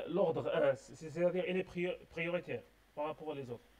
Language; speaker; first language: French; non-native, local second language; Arabic